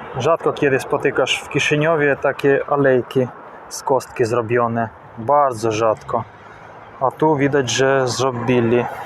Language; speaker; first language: Polish; non-native, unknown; Ukrainian